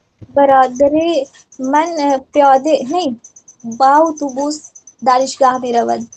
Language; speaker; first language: Persian; non-native, learner; Urdu